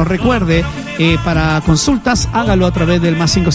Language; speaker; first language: Spanish; native; Spanish